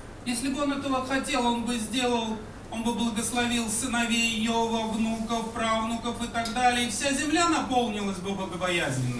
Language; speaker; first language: Polish; non-native, learner; Russian